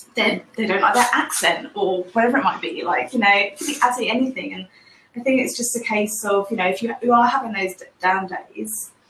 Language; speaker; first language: English; native; English